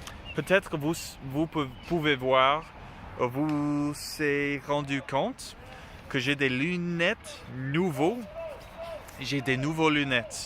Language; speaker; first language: French; non-native, learner; English